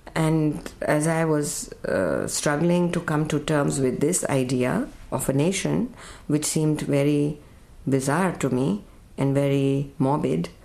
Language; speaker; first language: English; non-native, local second language; Urdu